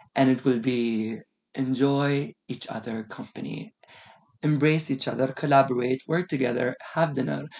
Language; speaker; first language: English; non-native, fluent; Arabic